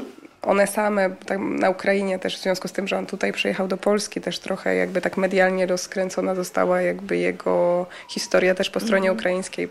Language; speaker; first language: Polish; native; Polish